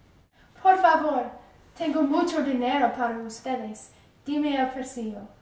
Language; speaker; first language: Spanish; non-native, learner; English